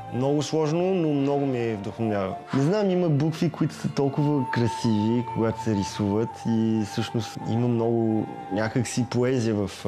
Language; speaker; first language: Bulgarian; early bilingual, heritage; Bulgarian